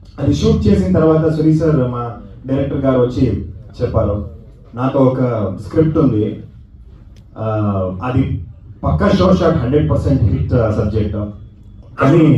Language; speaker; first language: Telugu; non-native, learner; Kannada